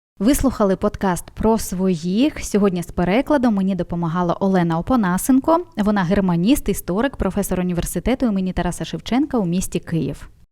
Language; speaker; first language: Ukrainian; native; Ukrainian